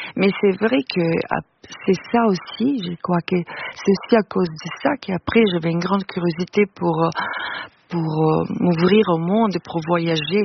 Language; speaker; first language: French; non-native, fluent; Italian